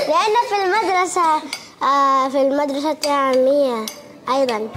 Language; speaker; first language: Arabic; early bilingual, other home language; Indonesian